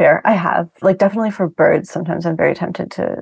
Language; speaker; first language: English; native; English